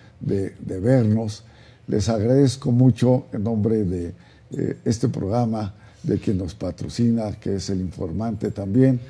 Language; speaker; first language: Spanish; native; Spanish